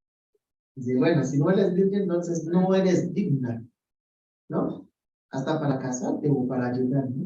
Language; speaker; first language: Spanish; non-native, fluent; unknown